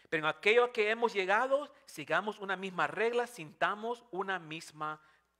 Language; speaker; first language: Spanish; non-native, fluent; English